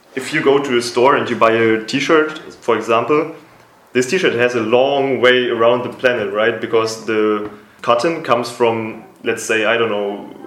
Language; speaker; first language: English; non-native, fluent; German